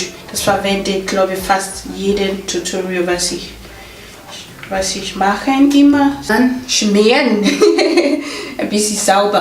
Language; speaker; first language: German; non-native, fluent; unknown